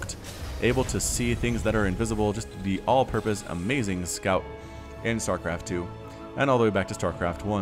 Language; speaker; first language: English; native; English